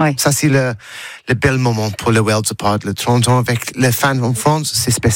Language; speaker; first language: French; non-native, learner; English